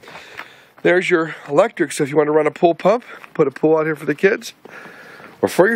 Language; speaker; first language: English; native; English